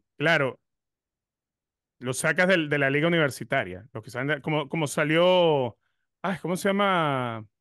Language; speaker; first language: Spanish; native; Spanish